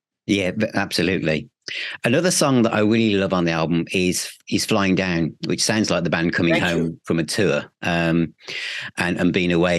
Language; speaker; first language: English; native; English